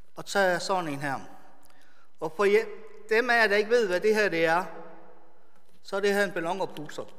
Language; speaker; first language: Danish; native; Danish